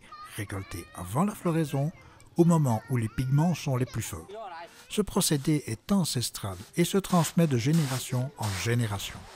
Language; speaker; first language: French; native; French